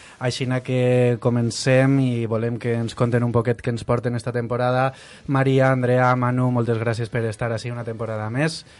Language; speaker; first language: Catalan; native; Catalan